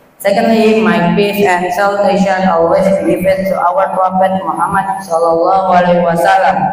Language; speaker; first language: English; non-native, learner; Indonesian